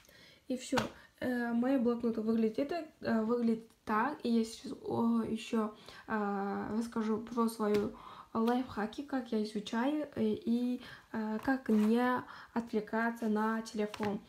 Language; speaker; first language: Russian; non-native, local second language; Kazakh